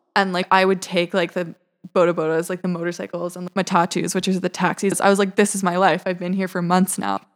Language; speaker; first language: English; native; English